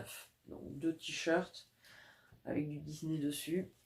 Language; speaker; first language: French; native; French